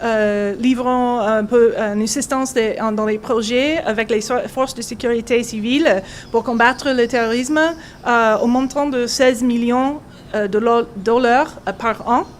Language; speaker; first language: French; non-native, fluent; English